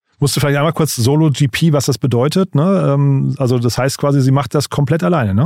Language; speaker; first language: German; native; German